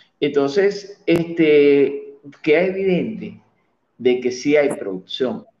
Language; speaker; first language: Spanish; native; Spanish